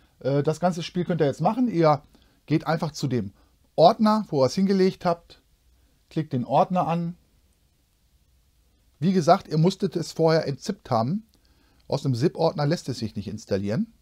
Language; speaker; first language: German; native; German